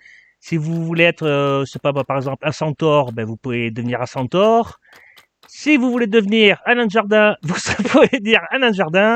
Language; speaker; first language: French; native; French